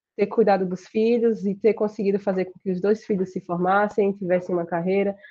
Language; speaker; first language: Portuguese; native; Portuguese